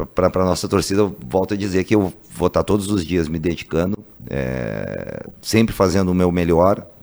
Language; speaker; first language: Portuguese; native; Portuguese